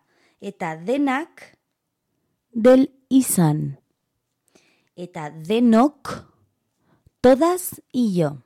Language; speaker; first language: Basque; non-native, learner; Spanish